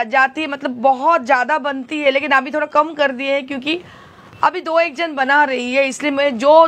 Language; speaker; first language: Hindi; non-native, local second language; Bangla